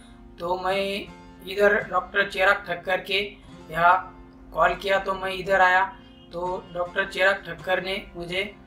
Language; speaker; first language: Hindi; non-native, local second language; Marathi